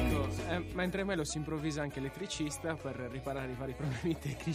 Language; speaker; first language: Italian; native; Italian